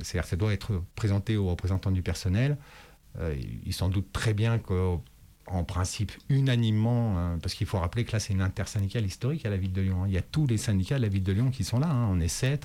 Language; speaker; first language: French; native; French